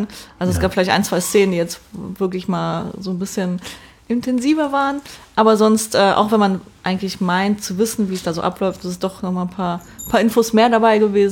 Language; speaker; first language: German; native; German